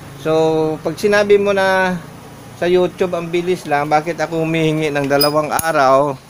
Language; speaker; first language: Filipino; non-native, local second language; Hiligaynon